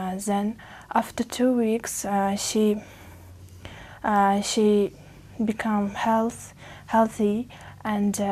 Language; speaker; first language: English; non-native, learner; Uzbek